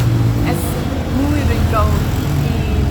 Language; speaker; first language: Spanish; non-native, learner; English